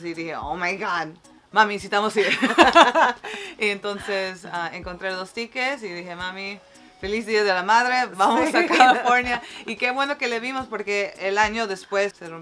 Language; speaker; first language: Spanish; early bilingual, heritage; Spanish